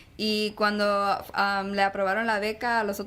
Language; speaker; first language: Spanish; early bilingual, heritage; Spanish